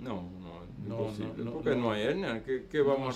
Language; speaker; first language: Spanish; native; Spanish